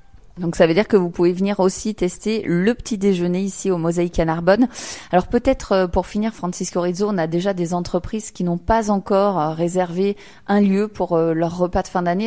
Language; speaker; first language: French; native; French